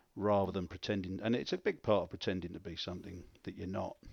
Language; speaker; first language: English; native; English